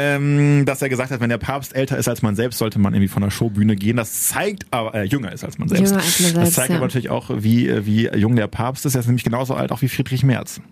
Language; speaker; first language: German; native; German